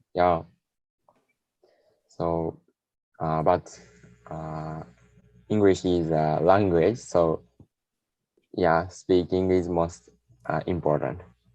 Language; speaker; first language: English; non-native, learner; Japanese